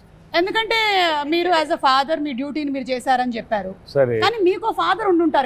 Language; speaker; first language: Telugu; native; Telugu